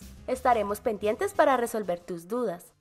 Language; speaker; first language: Spanish; native; Spanish